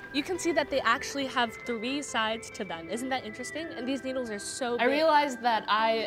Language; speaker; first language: English; native; English